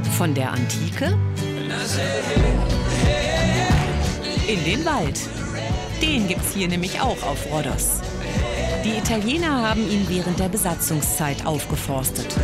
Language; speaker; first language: German; native; German